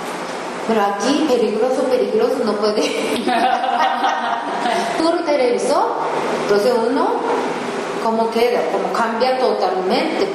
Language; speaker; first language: Spanish; non-native, learner; Japanese